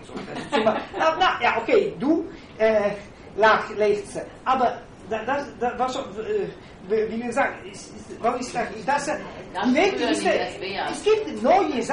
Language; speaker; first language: German; non-native, fluent; Italian